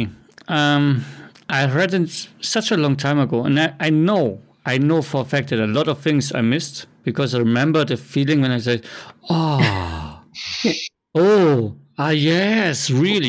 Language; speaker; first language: English; non-native, fluent; German